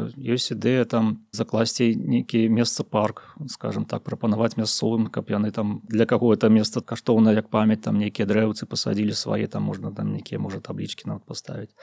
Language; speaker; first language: Belarusian; native; Belarusian